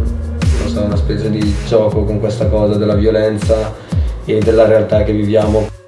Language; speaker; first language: Italian; native; Italian